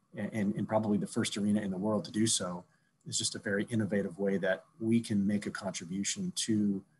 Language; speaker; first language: English; native; English